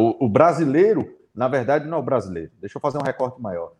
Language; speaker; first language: Portuguese; native; Portuguese